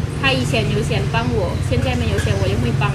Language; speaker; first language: Chinese; non-native, fluent; Lao